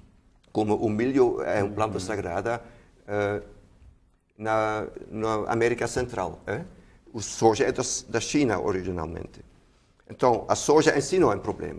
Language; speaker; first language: Portuguese; non-native, fluent; Dutch